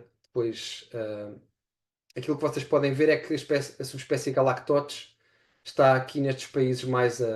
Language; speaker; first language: Portuguese; native; Portuguese